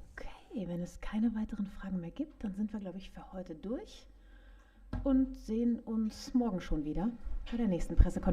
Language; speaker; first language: German; native; German